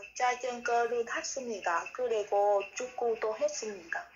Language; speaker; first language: Korean; non-native, learner; Vietnamese